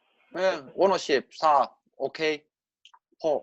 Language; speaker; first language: Korean; native; Korean